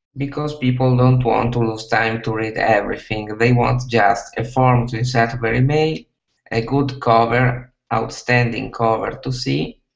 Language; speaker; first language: English; non-native, fluent; Italian